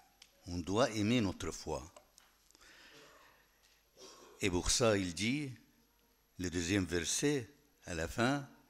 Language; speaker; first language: French; non-native, fluent; Arabic